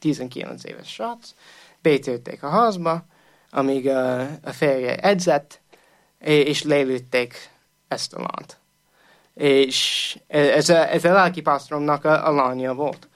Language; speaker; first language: Hungarian; non-native, fluent; English